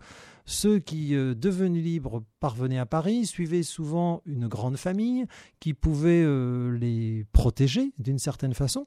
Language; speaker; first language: French; native; French